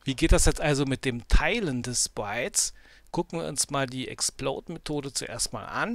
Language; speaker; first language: German; native; German